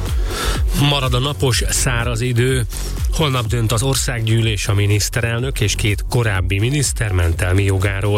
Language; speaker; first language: Hungarian; native; Hungarian